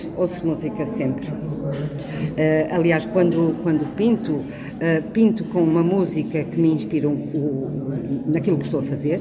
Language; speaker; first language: Portuguese; native; Portuguese